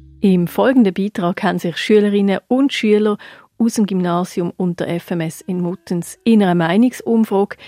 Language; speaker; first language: German; native; German